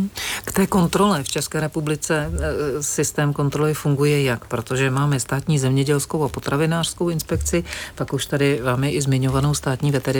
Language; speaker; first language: Czech; native; Czech